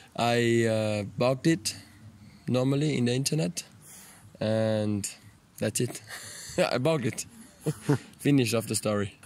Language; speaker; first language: English; non-native, fluent; Italian